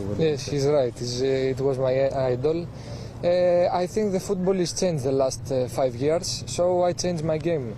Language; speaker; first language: English; non-native, fluent; Greek